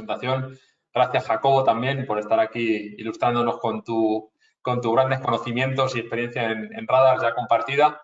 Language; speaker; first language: Spanish; native; Spanish